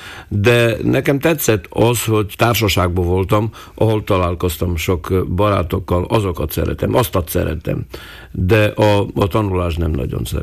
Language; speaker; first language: Hungarian; non-native, local second language; Slovak